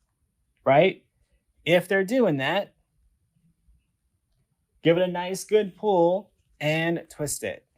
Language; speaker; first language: English; native; English